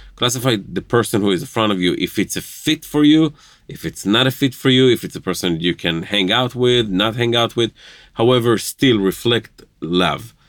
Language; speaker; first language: English; non-native, fluent; Hebrew